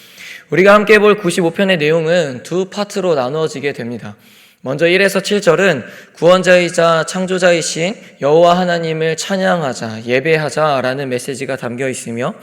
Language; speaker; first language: Korean; native; Korean